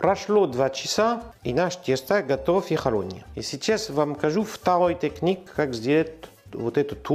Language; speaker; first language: Russian; non-native, learner; French